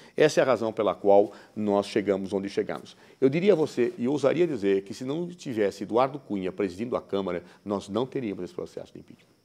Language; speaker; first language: Portuguese; native; Portuguese